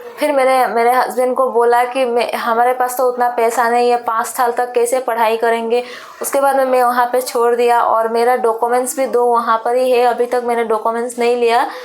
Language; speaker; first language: Hindi; non-native, local second language; Sadri